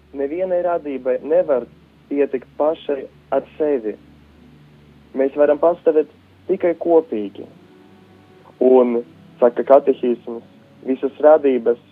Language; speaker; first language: Latvian; native; Latvian